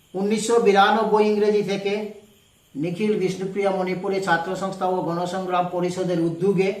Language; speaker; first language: Bangla; non-native, local second language; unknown